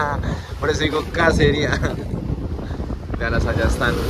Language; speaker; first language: Spanish; native; Spanish